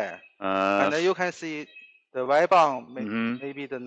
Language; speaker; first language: English; non-native, learner; Chinese